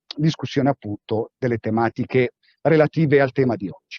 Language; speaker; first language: Italian; native; Italian